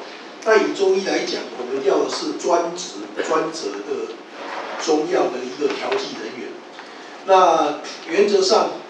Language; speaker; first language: Chinese; native; Chinese